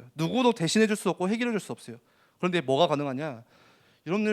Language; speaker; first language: Korean; native; Korean